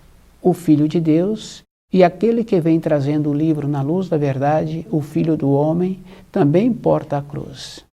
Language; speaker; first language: Portuguese; native; Portuguese